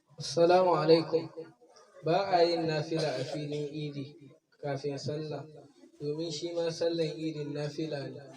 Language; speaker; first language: Hausa; native; Hausa